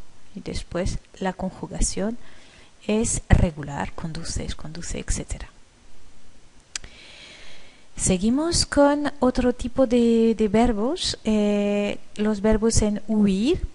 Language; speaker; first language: Spanish; non-native, fluent; French